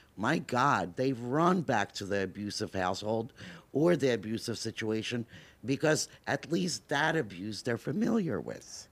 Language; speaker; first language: English; early bilingual, other home language; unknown